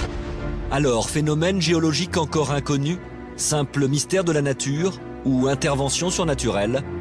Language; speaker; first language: French; native; French